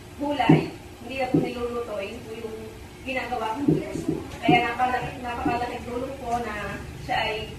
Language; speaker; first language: Filipino; native; Filipino